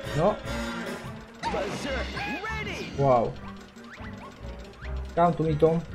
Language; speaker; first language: English; non-native, learner; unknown